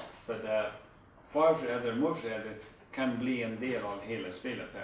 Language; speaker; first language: Swedish; non-native, fluent; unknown